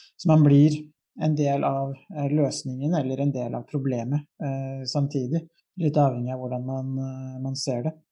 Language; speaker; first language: Norwegian; native; Norwegian